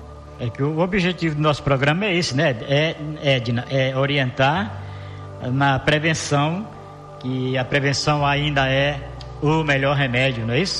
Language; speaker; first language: Portuguese; native; Portuguese